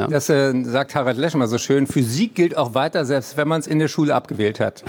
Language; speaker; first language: German; native; German